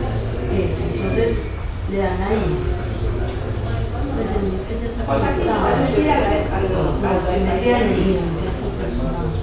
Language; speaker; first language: Spanish; native; Spanish